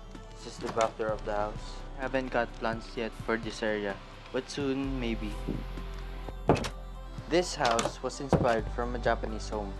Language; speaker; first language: English; non-native, local second language; Filipino